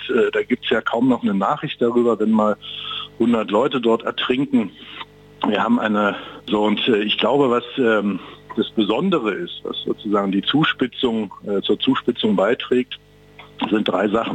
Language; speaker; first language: German; native; German